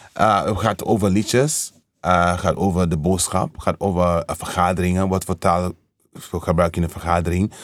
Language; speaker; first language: Dutch; non-native, learner; English